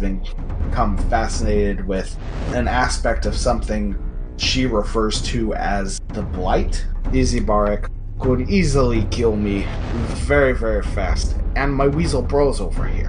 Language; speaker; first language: English; native; English